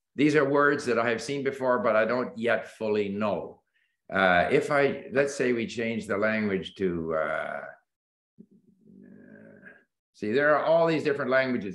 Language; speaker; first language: English; native; English